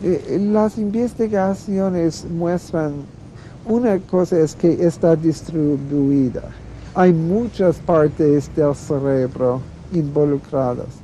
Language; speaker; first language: Spanish; non-native, fluent; English